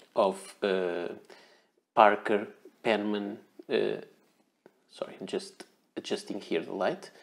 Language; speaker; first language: English; non-native, fluent; Portuguese